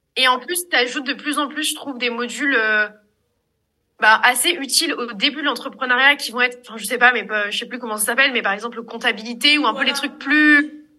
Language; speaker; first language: French; native; French